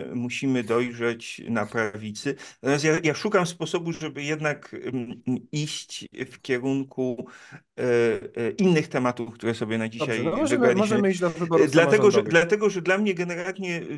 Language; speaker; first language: Polish; native; Polish